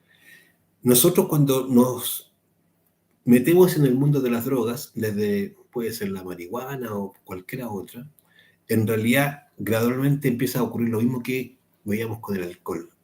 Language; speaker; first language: Spanish; native; Spanish